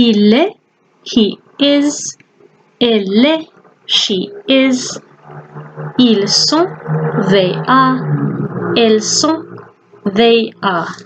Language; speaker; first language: French; non-native, fluent; English